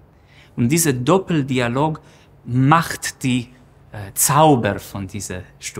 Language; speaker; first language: German; non-native, fluent; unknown